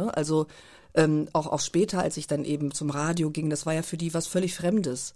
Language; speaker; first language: German; early bilingual, other home language; Turkish